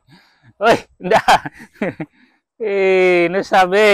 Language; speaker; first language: Portuguese; non-native, learner; Vietnamese